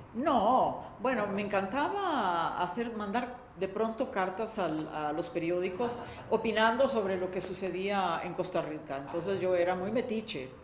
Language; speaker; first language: Spanish; native; Spanish